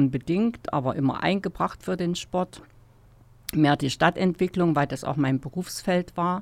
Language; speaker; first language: German; native; German